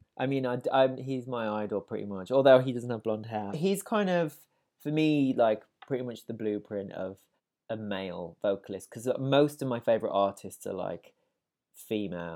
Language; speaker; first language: English; native; English